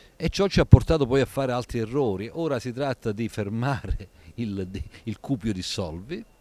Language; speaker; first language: Italian; native; Italian